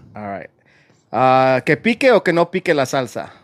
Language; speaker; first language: English; native; English